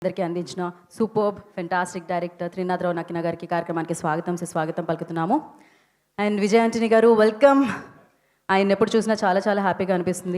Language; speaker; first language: Telugu; native; Telugu